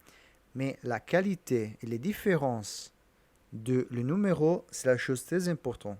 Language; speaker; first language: French; non-native, learner; Italian